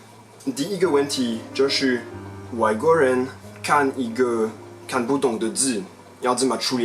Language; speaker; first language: Chinese; non-native, fluent; French